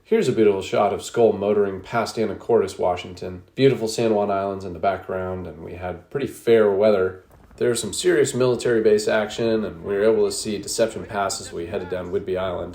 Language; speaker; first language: English; native; English